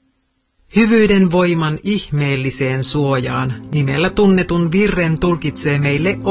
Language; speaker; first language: Finnish; native; Finnish